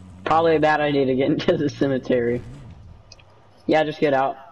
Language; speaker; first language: English; native; English